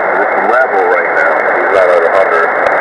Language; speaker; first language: English; native; English